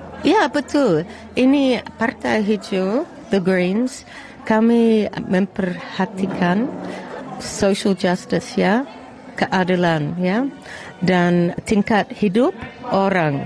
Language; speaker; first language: Indonesian; non-native, fluent; English